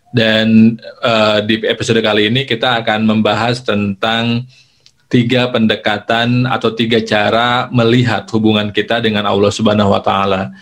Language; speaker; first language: Indonesian; native; Indonesian